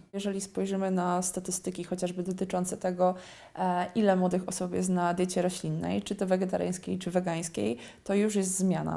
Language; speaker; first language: Polish; native; Polish